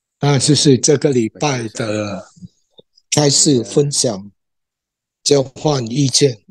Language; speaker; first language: Chinese; non-native, fluent; Vietnamese